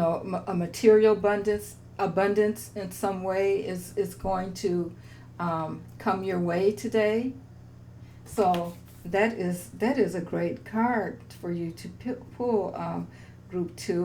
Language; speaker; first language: English; native; English